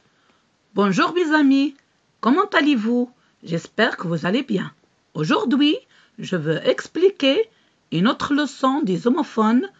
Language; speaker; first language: French; non-native, local second language; Arabic